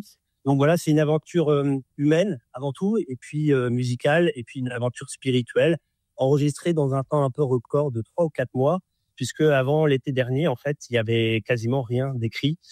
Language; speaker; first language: French; native; French